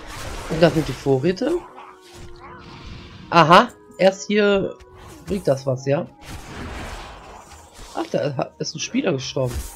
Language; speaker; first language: German; native; German